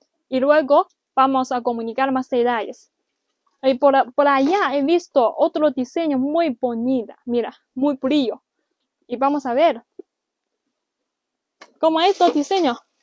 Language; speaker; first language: Spanish; non-native, learner; Chinese